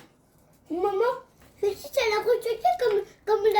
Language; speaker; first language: French; native; French